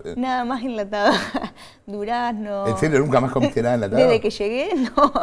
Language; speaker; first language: Spanish; native; Spanish